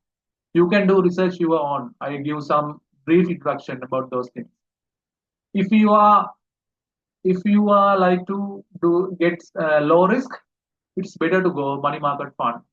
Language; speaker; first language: English; non-native, local second language; Sinhala